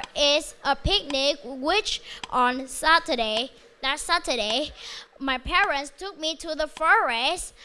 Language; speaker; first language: English; non-native, learner; Vietnamese